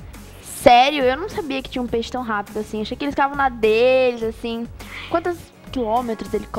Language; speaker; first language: Portuguese; native; Portuguese